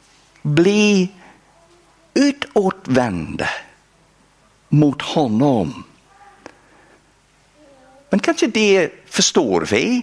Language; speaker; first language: Swedish; non-native, fluent; English